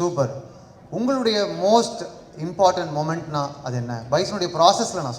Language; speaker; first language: Tamil; native; Tamil